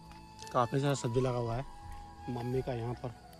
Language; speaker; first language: Hindi; non-native, local second language; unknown